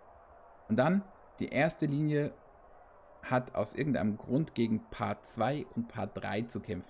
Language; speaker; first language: German; native; German